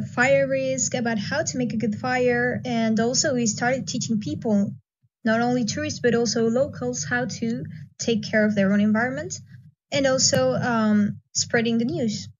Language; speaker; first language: English; non-native, fluent; Spanish